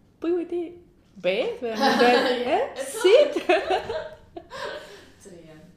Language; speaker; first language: Welsh; non-native, learner; Spanish